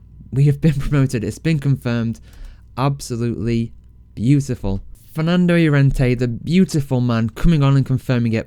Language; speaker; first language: English; native; English